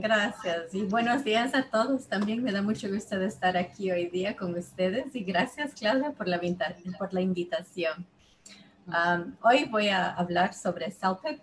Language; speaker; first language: Spanish; early bilingual, heritage; Spanish